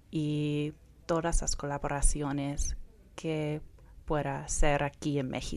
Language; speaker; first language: Spanish; non-native, fluent; English